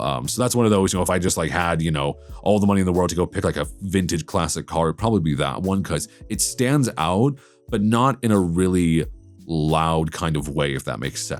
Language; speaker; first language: English; native; English